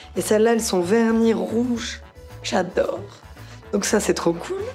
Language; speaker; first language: French; native; French